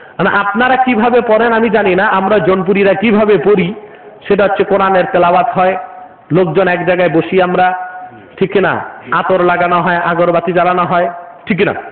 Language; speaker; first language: Bangla; non-native, local second language; Urdu